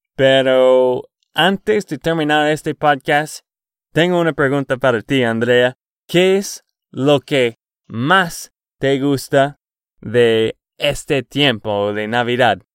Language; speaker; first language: Spanish; non-native, learner; English